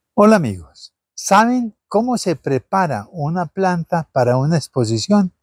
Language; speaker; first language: Spanish; native; Spanish